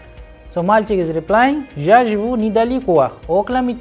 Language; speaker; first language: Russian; non-native, fluent; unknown